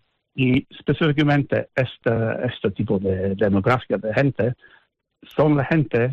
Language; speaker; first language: Spanish; non-native, fluent; English